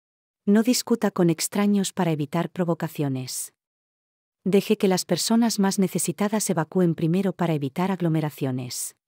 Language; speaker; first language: Spanish; native; Spanish